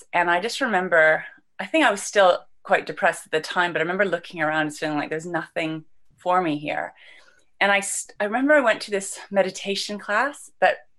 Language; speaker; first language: English; native; English